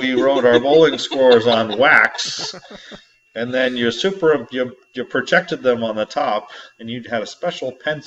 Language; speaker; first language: English; native; English